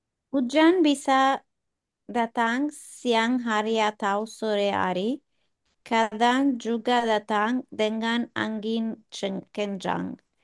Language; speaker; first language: Indonesian; non-native, learner; English